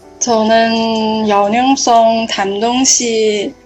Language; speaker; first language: Korean; non-native, learner; Chinese